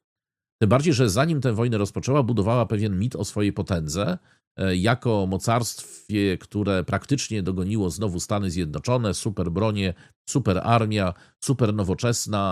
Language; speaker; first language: Polish; native; Polish